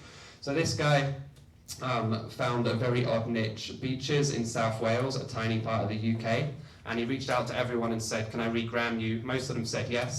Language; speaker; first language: English; native; English